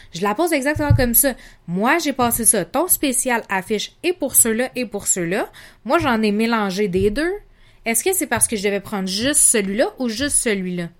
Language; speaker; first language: French; native; French